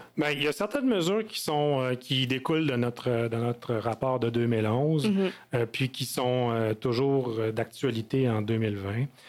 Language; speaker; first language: French; native; French